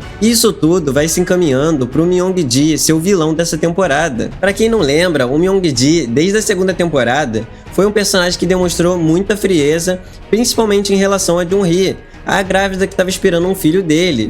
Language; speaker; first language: Portuguese; native; Portuguese